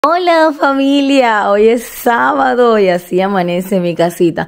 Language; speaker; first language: Spanish; native; Spanish